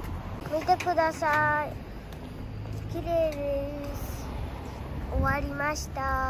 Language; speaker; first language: Japanese; early bilingual, other home language; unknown